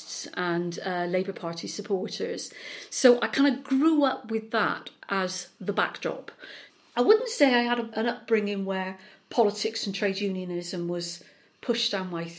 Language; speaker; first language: English; native; English